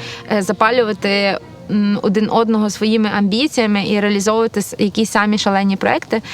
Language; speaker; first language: Ukrainian; native; Ukrainian